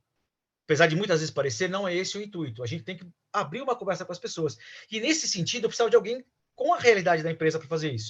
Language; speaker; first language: Portuguese; native; Portuguese